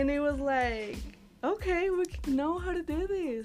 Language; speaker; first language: English; non-native, learner; Spanish